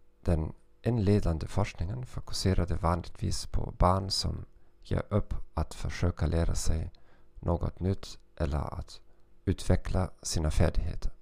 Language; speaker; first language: Swedish; non-native, fluent; German